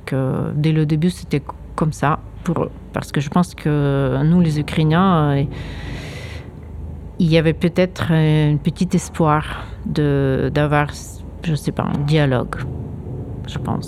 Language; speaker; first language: French; non-native, fluent; Ukrainian